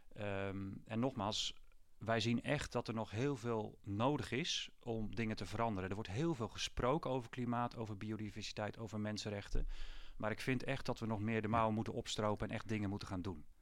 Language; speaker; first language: Dutch; native; Dutch